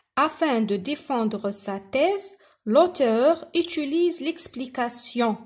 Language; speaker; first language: French; non-native, local second language; Arabic